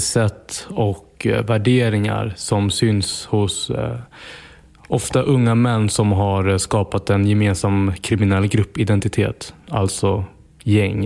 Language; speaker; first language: Swedish; native; Swedish